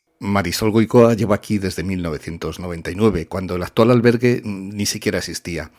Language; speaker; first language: Spanish; native; Spanish